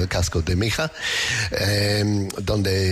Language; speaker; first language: Spanish; non-native, learner; English